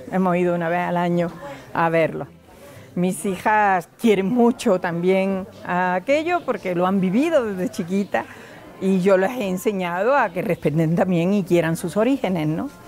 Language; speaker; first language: Spanish; native; Spanish